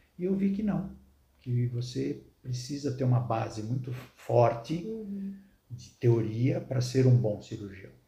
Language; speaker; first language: Portuguese; early bilingual, other home language; Arabic